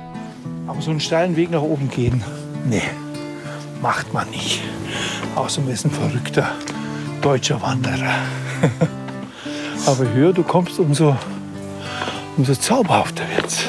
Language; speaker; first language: German; native; German